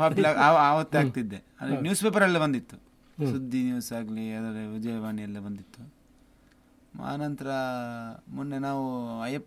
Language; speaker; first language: Kannada; native; Kannada